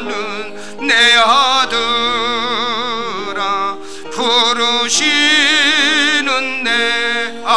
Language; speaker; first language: Korean; native; Korean